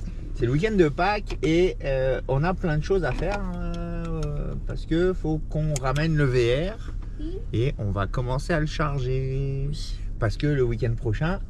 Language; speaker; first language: French; native; French